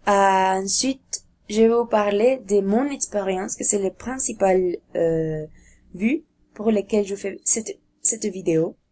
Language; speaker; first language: French; non-native, learner; Spanish